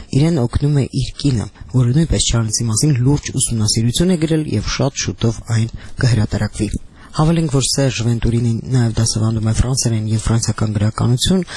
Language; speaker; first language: Armenian; native; Armenian